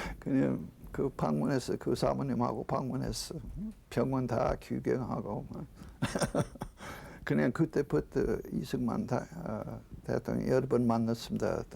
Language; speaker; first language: Korean; non-native, learner; English